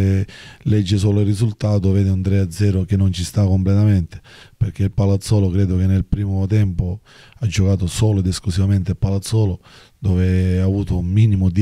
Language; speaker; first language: Italian; native; Italian